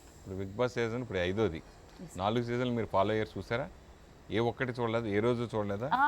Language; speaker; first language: Telugu; native; Telugu